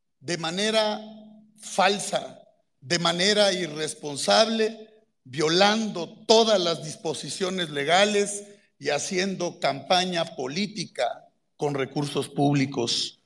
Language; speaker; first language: Spanish; native; Spanish